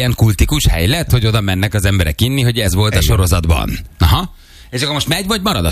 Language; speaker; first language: Hungarian; native; Hungarian